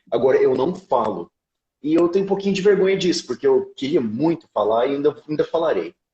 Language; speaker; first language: Portuguese; native; Portuguese